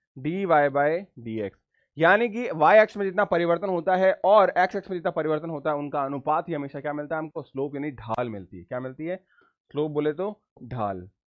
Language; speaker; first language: Hindi; native; Hindi